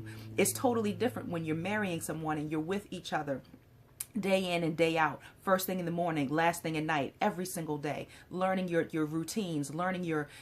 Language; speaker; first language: English; native; English